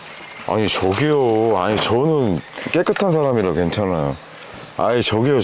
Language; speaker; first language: Korean; native; Korean